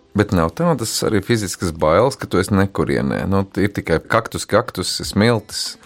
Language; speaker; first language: Latvian; native; Latvian